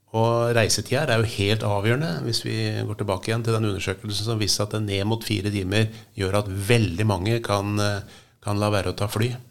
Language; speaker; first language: Norwegian; native; Norwegian